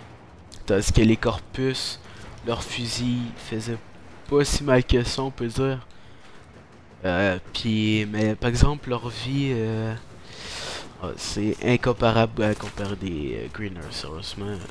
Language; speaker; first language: French; native; French